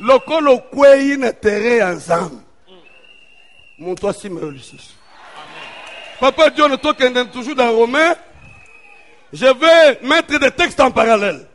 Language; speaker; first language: French; non-native, local second language; Lingala